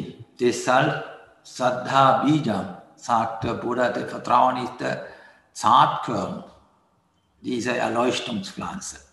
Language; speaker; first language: German; non-native, fluent; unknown